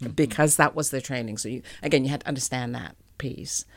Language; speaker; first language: English; native; English